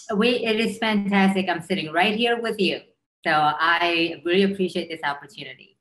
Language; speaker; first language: English; early bilingual, other home language; Korean